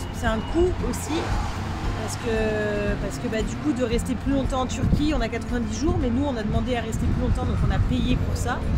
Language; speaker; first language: French; native; French